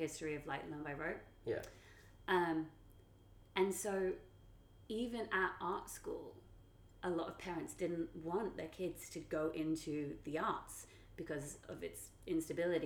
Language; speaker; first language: English; native; English